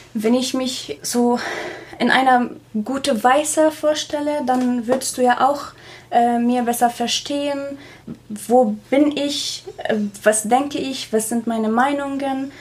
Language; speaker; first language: German; non-native, fluent; Arabic